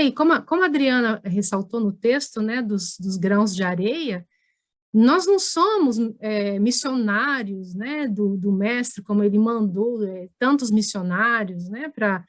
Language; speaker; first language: Portuguese; native; Portuguese